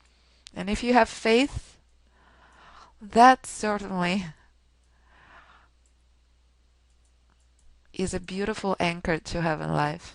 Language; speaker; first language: English; non-native, fluent; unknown